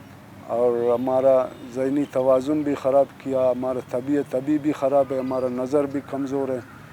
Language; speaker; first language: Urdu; non-native, local second language; Baluchi